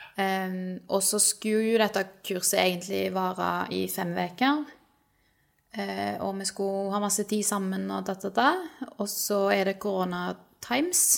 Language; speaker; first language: Norwegian; native; Norwegian